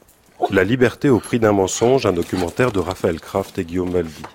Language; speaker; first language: French; native; French